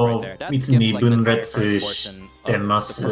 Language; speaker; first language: Japanese; non-native, learner; English